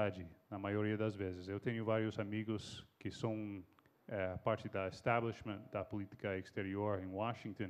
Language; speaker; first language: Portuguese; non-native, fluent; English